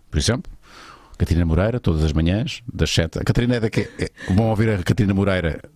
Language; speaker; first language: Portuguese; native; Portuguese